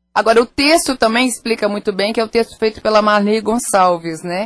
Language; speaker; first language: Portuguese; native; Portuguese